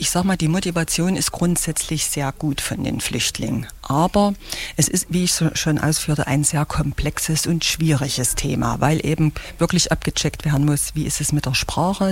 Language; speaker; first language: German; native; German